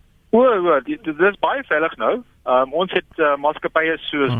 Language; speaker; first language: Afrikaans; non-native, local second language; English